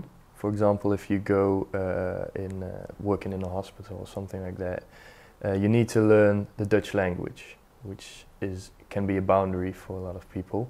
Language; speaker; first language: English; non-native, fluent; Dutch